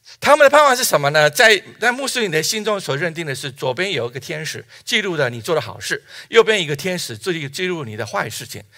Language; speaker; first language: Chinese; native; Chinese